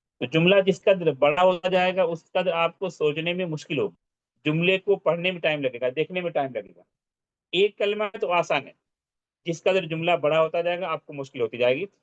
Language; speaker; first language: Urdu; native; Urdu